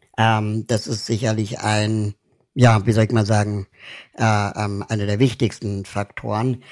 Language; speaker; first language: German; native; German